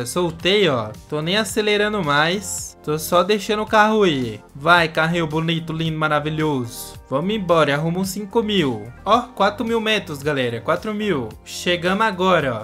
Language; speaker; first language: Portuguese; native; Portuguese